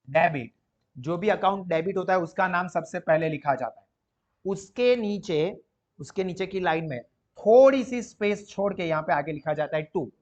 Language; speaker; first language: Hindi; non-native, local second language; Gujarati